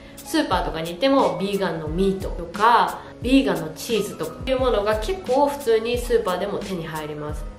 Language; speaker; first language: Japanese; native; Japanese